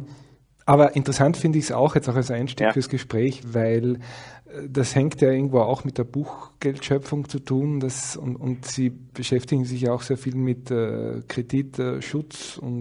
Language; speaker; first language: German; native; German